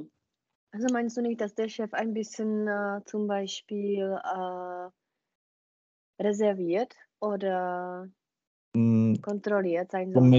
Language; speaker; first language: German; non-native, fluent; Czech